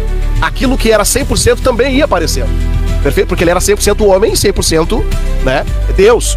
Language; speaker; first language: Portuguese; native; Portuguese